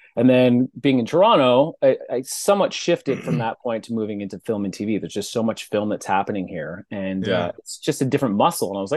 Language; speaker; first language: English; native; English